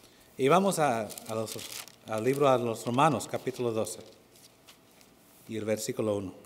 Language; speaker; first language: Spanish; non-native, fluent; English